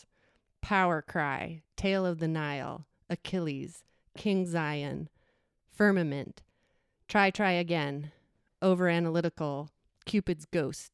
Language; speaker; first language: English; native; English